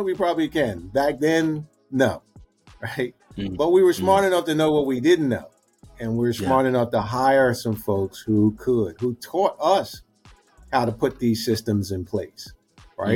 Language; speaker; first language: English; native; English